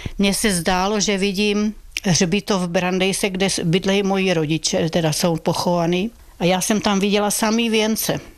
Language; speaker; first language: Czech; native; Czech